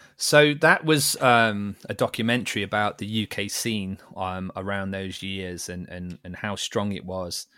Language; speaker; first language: English; native; English